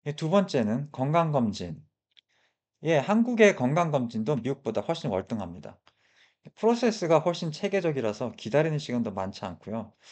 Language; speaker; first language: Korean; early bilingual, heritage; Korean